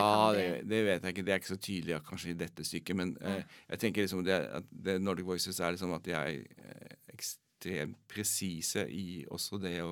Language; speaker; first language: Norwegian; native; Norwegian